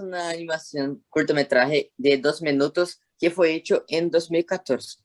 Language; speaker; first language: Spanish; non-native, learner; Portuguese